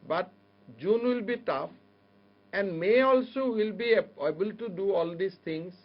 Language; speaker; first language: English; non-native, local second language; Assamese